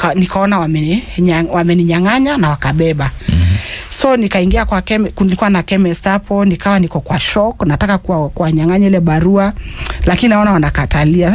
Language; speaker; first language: Swahili; non-native, local second language; Masai